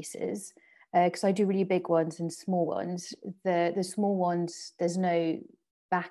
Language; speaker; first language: English; non-native, fluent; French